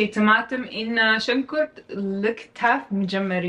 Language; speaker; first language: Amharic; non-native, learner; Arabic